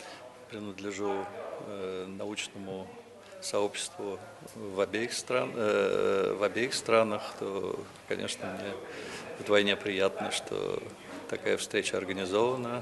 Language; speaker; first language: Russian; native; Russian